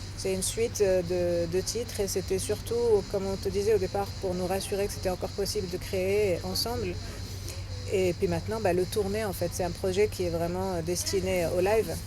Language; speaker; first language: French; non-native, local second language; Arabic